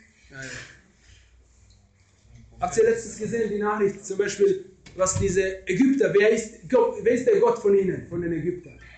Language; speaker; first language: German; non-native, fluent; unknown